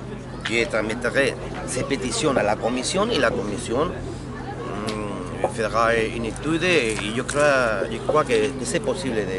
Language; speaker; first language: French; non-native, learner; Spanish